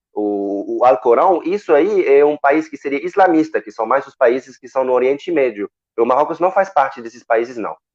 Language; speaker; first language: Portuguese; non-native, fluent; Arabic